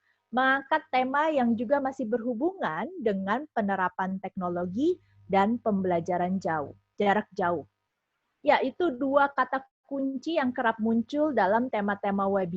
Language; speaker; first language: Indonesian; native; Indonesian